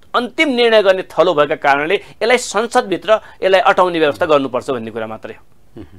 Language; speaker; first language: Nepali; native; Nepali